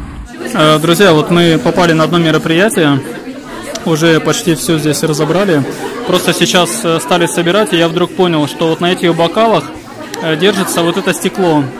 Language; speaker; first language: Russian; native; Russian